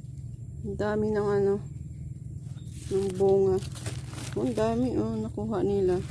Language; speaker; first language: Filipino; non-native, local second language; Aklanon